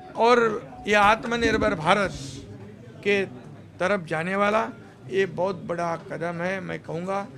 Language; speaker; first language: Hindi; non-native, local second language; Marathi